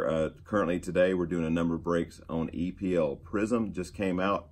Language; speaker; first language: English; native; English